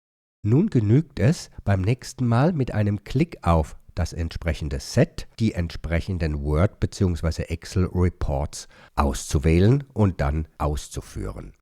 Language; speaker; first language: German; native; German